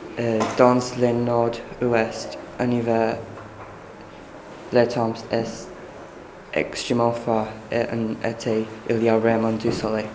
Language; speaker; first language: French; non-native, learner; English